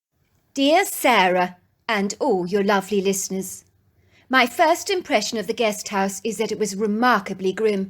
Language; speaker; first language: English; native; English